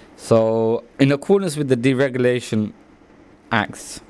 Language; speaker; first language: English; early bilingual, other home language; Punjabi